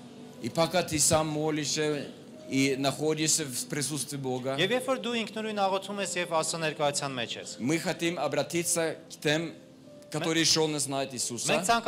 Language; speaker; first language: Russian; non-native, fluent; Armenian